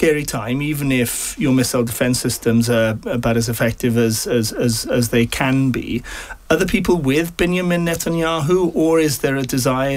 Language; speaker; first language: English; native; English